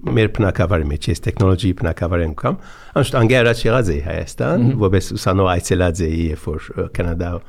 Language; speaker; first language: Armenian; early bilingual, heritage; Armenian